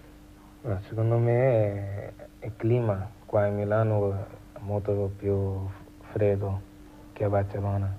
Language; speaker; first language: Italian; non-native, learner; Portuguese